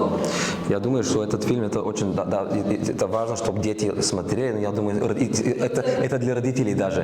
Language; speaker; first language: Russian; non-native, learner; Bulgarian